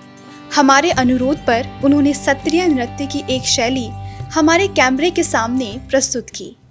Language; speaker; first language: Hindi; native; Hindi